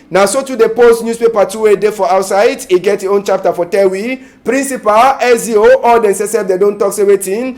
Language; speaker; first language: Nigerian Pidgin; native; Nigerian Pidgin